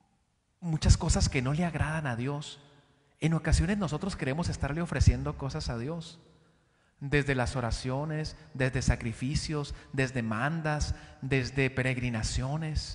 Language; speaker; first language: Spanish; native; Spanish